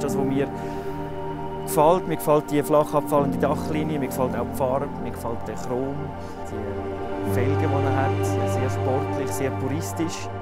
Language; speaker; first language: German; native; German